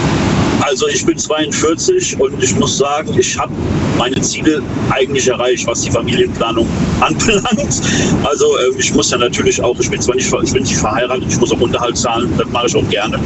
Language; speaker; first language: German; native; German